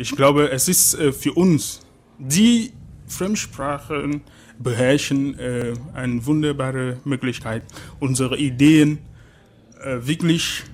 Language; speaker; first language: German; non-native, fluent; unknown